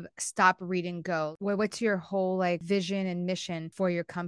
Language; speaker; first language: English; native; English